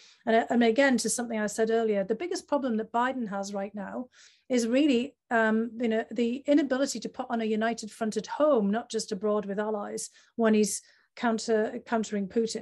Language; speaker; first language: English; native; English